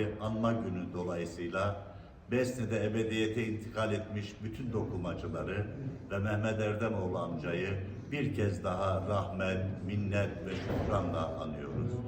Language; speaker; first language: Turkish; native; Turkish